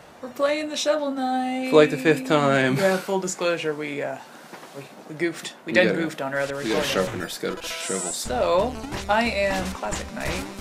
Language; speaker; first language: English; native; English